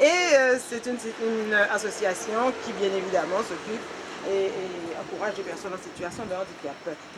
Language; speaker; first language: French; native; French